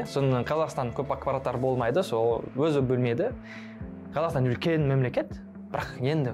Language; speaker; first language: Kazakh; non-native, learner; French